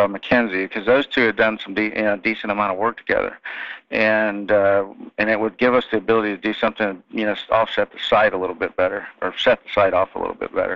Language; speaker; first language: English; native; English